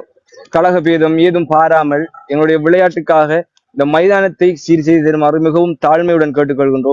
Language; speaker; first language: Tamil; native; Tamil